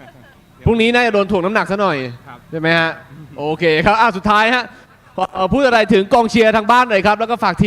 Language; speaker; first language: Thai; native; Thai